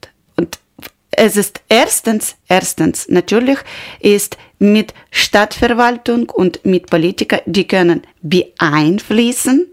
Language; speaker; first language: German; non-native, learner; Ukrainian